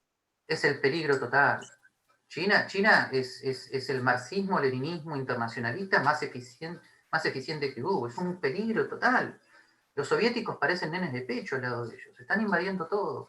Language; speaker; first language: Spanish; native; Spanish